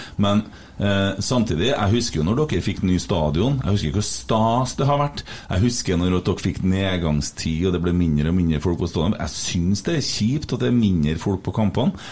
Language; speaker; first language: Norwegian; native; Norwegian